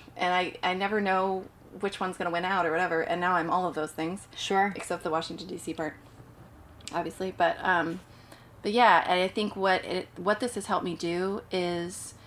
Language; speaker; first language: English; native; English